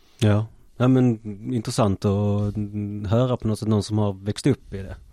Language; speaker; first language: Swedish; native; Swedish